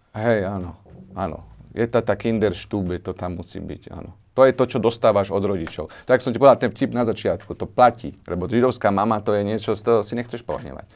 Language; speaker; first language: Slovak; native; Slovak